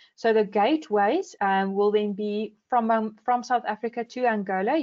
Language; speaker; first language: English; non-native, local second language; Afrikaans